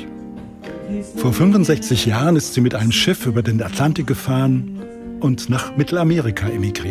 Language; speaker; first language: German; native; German